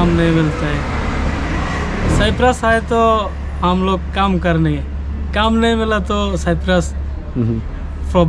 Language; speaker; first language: Hindi; non-native, learner; Bangla